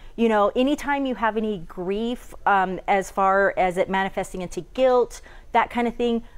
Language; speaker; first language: English; native; English